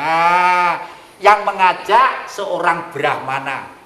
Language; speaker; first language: Indonesian; native; Indonesian